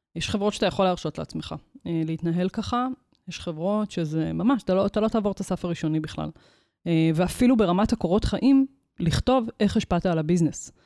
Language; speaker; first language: Hebrew; native; Hebrew